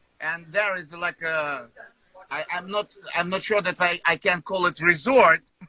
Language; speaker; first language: English; non-native, fluent; Russian